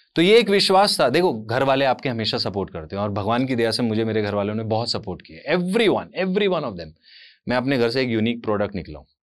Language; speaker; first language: Hindi; native; Hindi